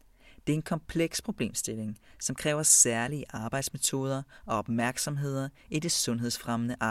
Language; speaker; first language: Danish; native; Danish